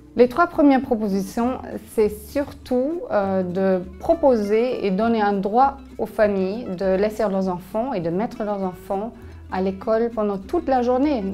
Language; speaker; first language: French; non-native, fluent; German